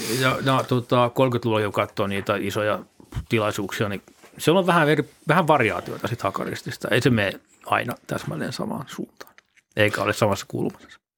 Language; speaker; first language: Finnish; native; Finnish